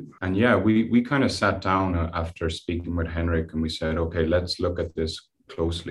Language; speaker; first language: English; native; English